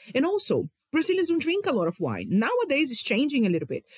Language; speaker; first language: English; non-native, fluent; Portuguese